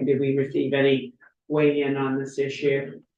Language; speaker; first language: English; native; English